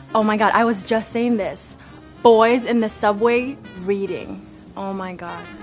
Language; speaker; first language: English; non-native, local second language; Swahili